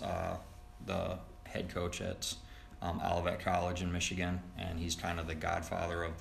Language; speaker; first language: English; native; English